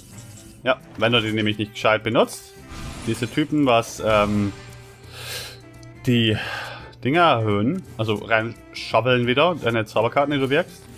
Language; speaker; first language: German; native; German